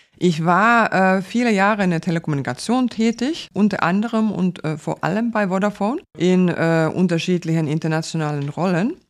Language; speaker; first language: German; non-native, fluent; Finnish